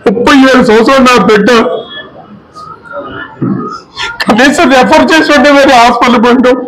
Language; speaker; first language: Telugu; native; Telugu